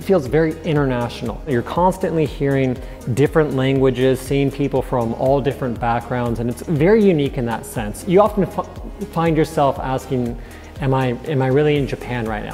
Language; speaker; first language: English; native; English